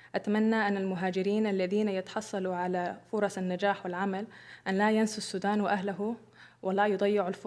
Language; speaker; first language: Arabic; early bilingual, other home language; English